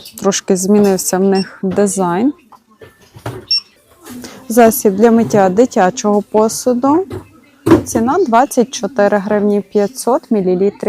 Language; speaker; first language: Ukrainian; native; Ukrainian